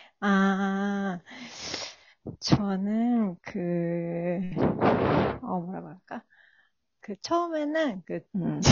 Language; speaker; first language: Korean; non-native, fluent; Japanese